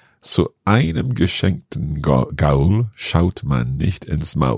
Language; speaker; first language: German; non-native, learner; English